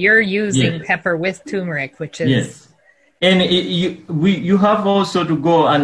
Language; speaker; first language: English; non-native, local second language; Ganda